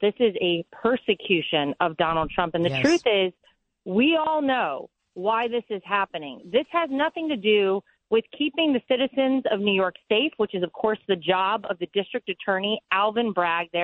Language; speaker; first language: English; native; English